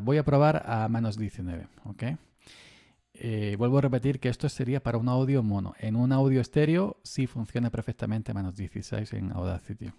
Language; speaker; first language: Spanish; native; Spanish